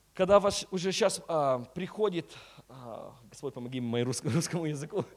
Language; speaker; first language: Russian; early bilingual, heritage; Russian